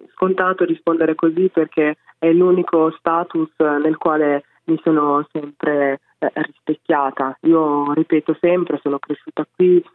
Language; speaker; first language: Italian; early bilingual, other home language; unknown